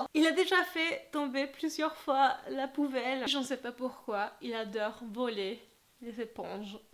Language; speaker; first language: French; non-native, fluent; Spanish